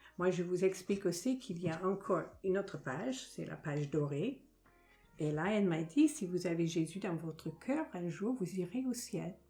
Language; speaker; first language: French; non-native, fluent; English